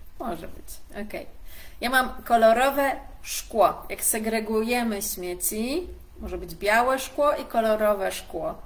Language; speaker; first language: Polish; native; Polish